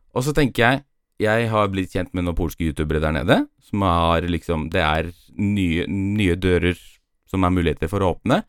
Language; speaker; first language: Norwegian; early bilingual, other home language; Polish